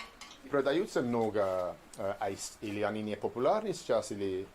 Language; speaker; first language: Russian; non-native, learner; English